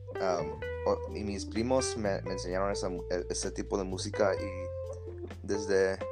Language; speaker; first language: Spanish; early bilingual, heritage; Spanish